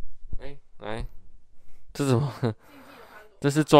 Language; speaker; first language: Chinese; native; Chinese